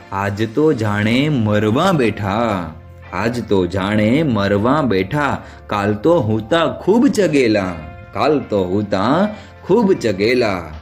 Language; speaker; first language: Gujarati; native; Gujarati